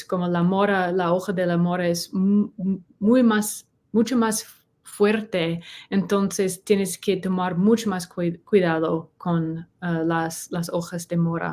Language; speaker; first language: Spanish; non-native, learner; English